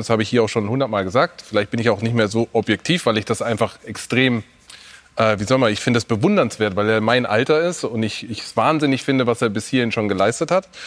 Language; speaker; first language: German; native; German